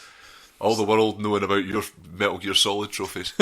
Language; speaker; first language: English; native; English